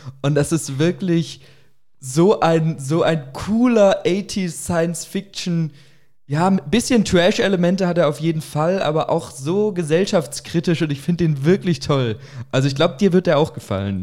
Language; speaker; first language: German; native; German